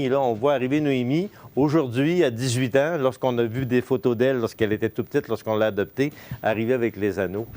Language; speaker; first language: French; native; French